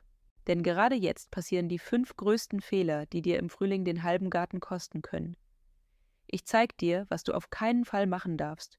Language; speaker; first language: German; native; German